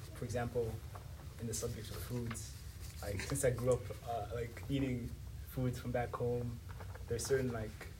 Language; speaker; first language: English; non-native, local second language; Swahili